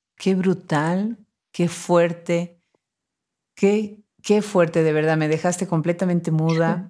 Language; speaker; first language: Spanish; native; Spanish